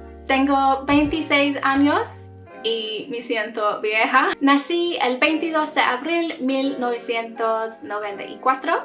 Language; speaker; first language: Spanish; non-native, learner; English